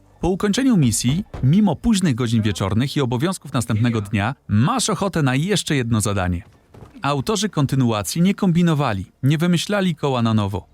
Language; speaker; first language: Polish; native; Polish